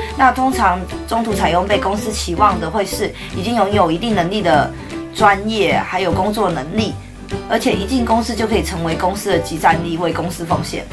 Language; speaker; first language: Chinese; native; Chinese